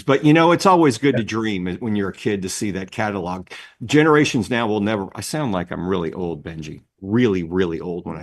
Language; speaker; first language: English; native; English